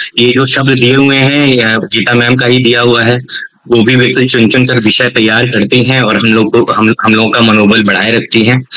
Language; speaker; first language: Hindi; native; Hindi